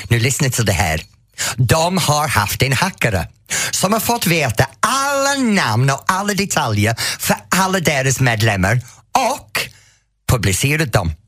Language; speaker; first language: Swedish; non-native, fluent; English